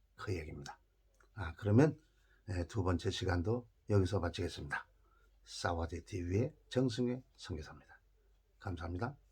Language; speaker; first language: Korean; native; Korean